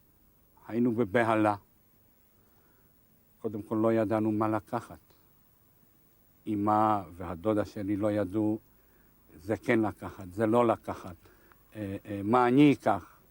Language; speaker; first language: Hebrew; non-native, fluent; Hungarian